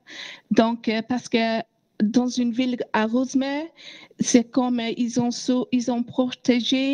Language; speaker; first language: French; non-native, learner; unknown